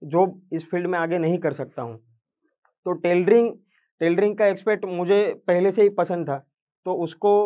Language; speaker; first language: Hindi; non-native, local second language; Gujarati